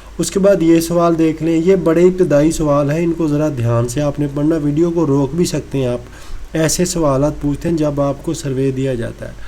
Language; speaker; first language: Urdu; non-native, local second language; Punjabi